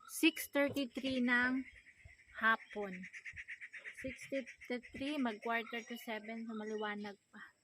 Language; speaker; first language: Filipino; native; Filipino